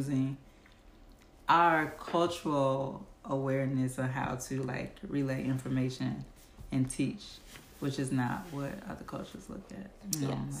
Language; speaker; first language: English; native; English